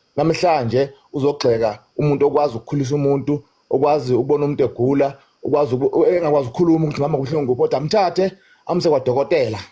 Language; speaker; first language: Zulu; native; Zulu